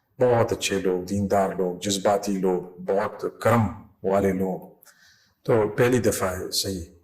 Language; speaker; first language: Urdu; non-native, fluent; English